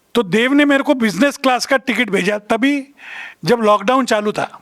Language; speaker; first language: Hindi; non-native, local second language; Marathi